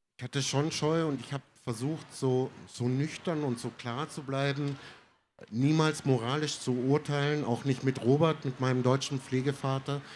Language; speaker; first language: German; early bilingual, other home language; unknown